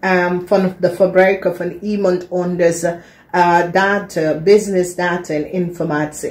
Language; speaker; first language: Dutch; non-native, learner; English